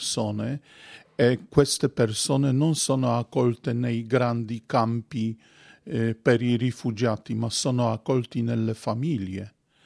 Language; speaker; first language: Italian; non-native, fluent; Polish